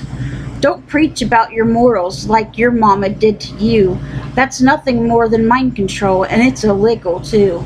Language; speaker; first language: English; native; English